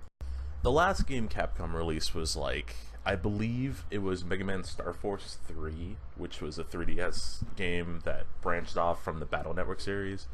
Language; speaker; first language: English; native; English